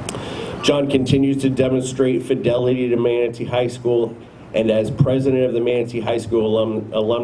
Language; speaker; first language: English; native; English